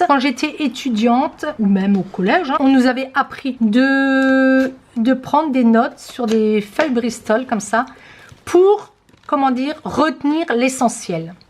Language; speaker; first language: French; native; French